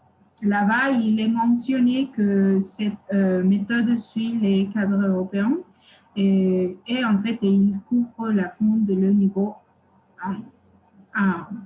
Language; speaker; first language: French; non-native, fluent; Spanish